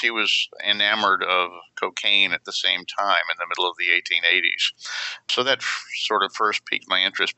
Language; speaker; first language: English; native; English